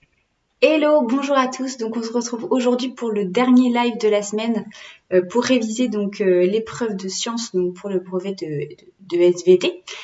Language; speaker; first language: French; native; French